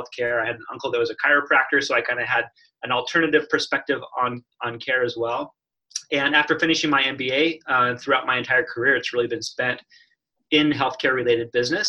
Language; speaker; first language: English; native; English